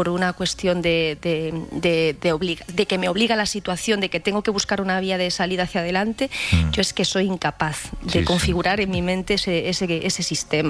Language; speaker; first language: Spanish; native; Spanish